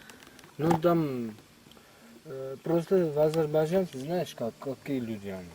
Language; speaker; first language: Russian; non-native, local second language; Armenian